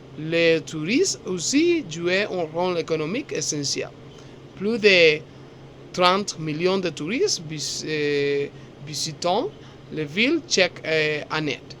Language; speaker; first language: French; non-native, learner; Spanish